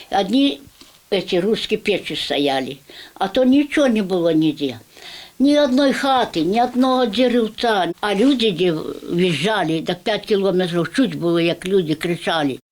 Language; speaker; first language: Ukrainian; native; Ukrainian